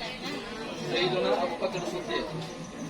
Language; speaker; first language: Indonesian; non-native, learner; Arabic